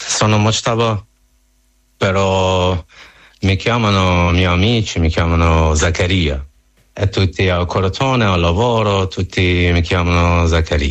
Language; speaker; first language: Italian; non-native, learner; Persian